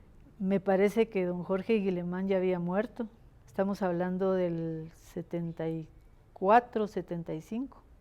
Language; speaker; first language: Spanish; native; Spanish